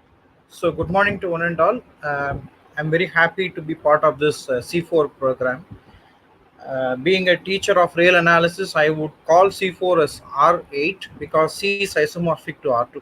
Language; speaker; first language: English; non-native, local second language; Tamil